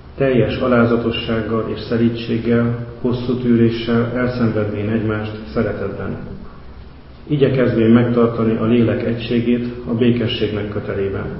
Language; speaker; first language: Hungarian; native; Hungarian